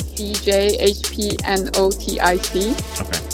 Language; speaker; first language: English; non-native, learner; Korean